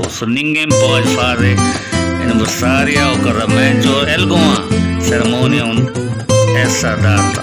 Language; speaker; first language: Portuguese; non-native, learner; Hindi